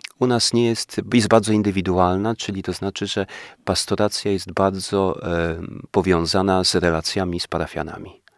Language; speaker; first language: Polish; native; Polish